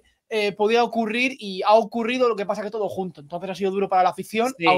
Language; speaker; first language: Spanish; native; Spanish